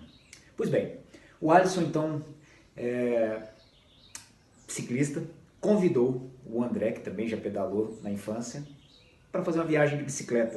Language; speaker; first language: Portuguese; native; Portuguese